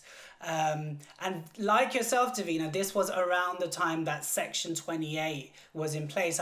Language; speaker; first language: English; native; English